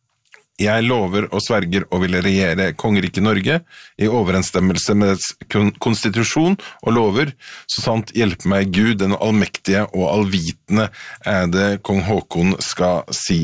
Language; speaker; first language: Norwegian; native; Norwegian